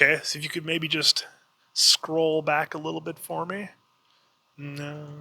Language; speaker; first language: English; native; English